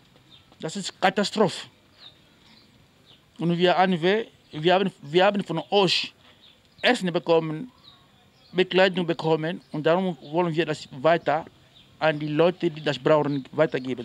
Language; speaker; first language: German; non-native, fluent; Portuguese